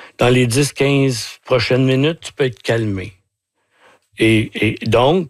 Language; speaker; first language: French; native; French